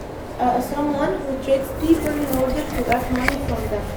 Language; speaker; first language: English; non-native, learner; Arabic